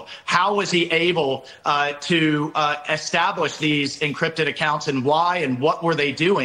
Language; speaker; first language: English; native; English